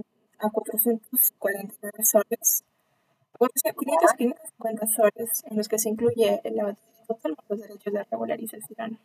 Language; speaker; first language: Spanish; native; Spanish